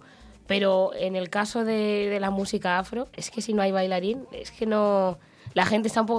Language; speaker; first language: Spanish; native; Spanish